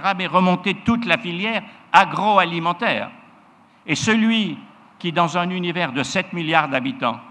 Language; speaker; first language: French; native; French